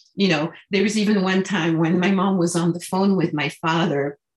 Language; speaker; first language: English; non-native, fluent; French